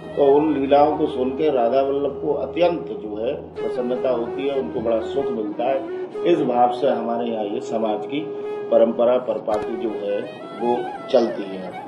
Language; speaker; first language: Hindi; native; Hindi